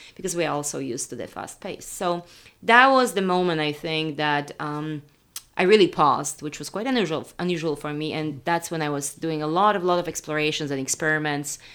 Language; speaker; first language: English; non-native, fluent; Polish